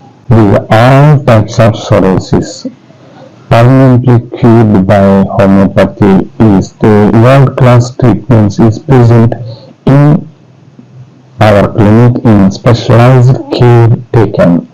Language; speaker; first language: English; non-native, local second language; Telugu